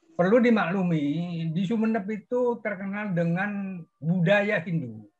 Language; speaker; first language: Indonesian; non-native, local second language; Madurese